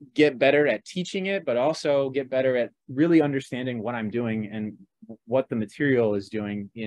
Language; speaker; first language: English; native; English